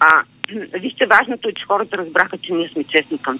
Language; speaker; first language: Bulgarian; native; Bulgarian